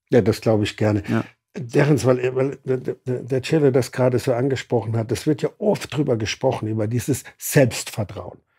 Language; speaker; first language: German; native; German